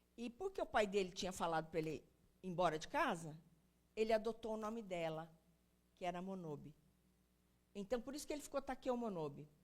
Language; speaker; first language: Portuguese; native; Portuguese